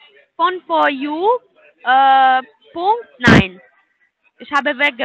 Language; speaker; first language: German; non-native, learner; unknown